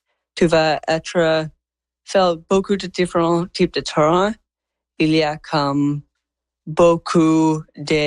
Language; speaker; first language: French; non-native, learner; English